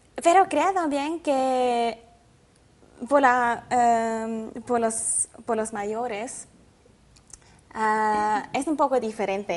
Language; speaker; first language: Spanish; non-native, learner; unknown